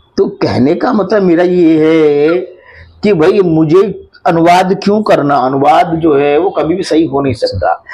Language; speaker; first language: Hindi; native; Hindi